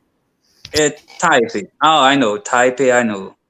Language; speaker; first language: English; non-native, learner; Portuguese